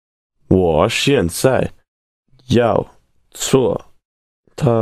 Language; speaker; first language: Chinese; non-native, learner; English